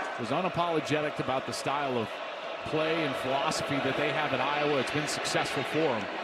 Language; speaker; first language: English; native; English